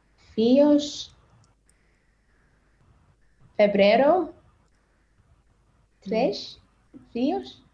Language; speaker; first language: Portuguese; non-native, learner; English